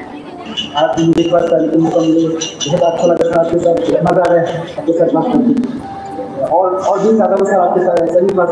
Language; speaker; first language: Hindi; non-native, local second language; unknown